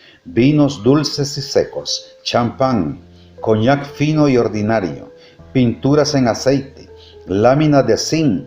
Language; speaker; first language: Spanish; native; Spanish